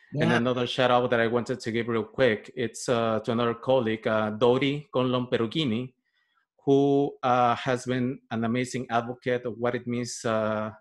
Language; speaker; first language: English; non-native, fluent; Spanish